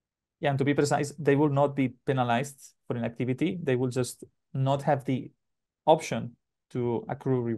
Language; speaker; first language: English; non-native, fluent; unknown